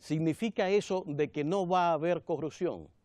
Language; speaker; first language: Spanish; native; Spanish